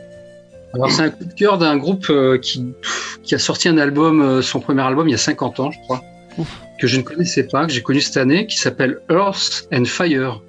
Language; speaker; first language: French; native; French